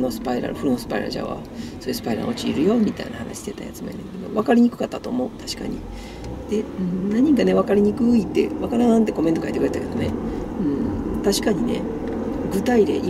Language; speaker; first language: Japanese; native; Japanese